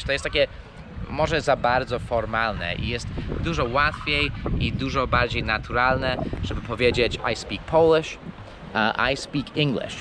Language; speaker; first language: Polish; non-native, fluent; English